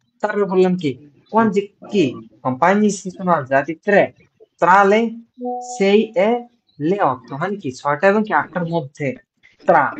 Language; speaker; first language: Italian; non-native, fluent; Bangla